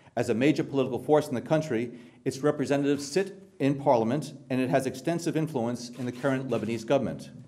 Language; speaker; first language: English; native; English